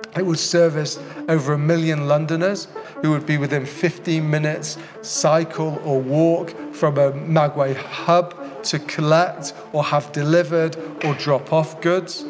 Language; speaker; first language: English; native; English